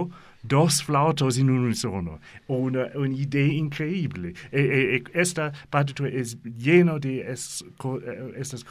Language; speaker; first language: Spanish; non-native, learner; English